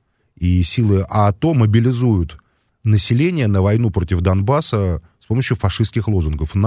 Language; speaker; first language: Russian; native; Russian